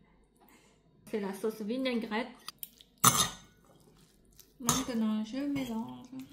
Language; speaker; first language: French; non-native, fluent; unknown